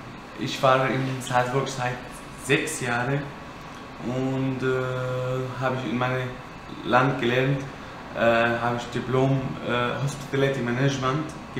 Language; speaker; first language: German; non-native, learner; Arabic